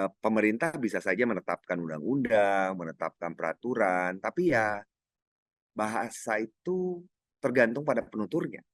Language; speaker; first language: Indonesian; non-native, local second language; Minangkabau